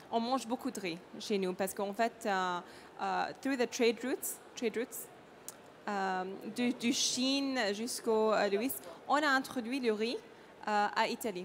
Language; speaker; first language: French; non-native, learner; Arabic